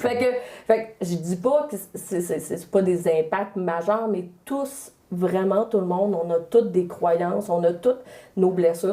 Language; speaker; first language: French; native; French